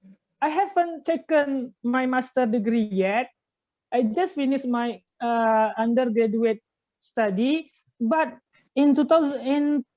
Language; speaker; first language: English; non-native, fluent; Indonesian